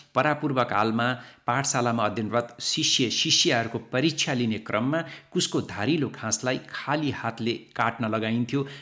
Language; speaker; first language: Nepali; native; Nepali